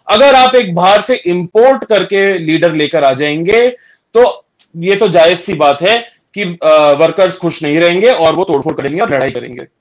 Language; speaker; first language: Hindi; native; Hindi